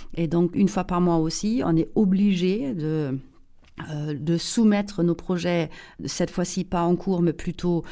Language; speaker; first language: French; non-native, fluent; German